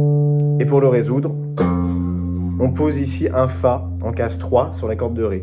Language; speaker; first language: French; native; French